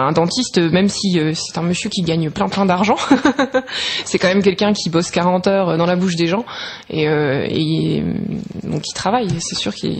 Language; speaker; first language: French; native; French